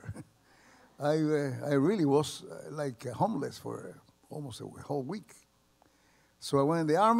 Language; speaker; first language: English; early bilingual, other home language; Spanish